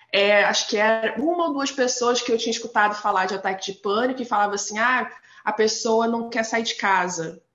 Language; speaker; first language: Portuguese; native; Portuguese